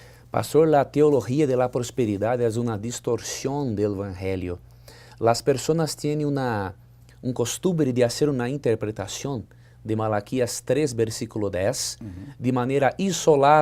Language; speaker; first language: Spanish; non-native, fluent; Portuguese